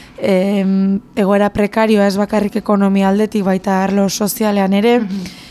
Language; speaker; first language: Basque; native; Basque